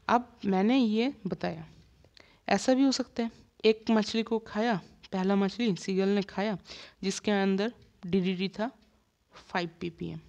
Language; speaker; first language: Hindi; non-native, local second language; Bangla